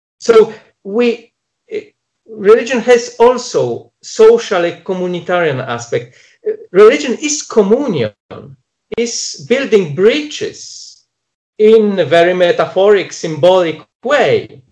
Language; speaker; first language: English; non-native, fluent; Polish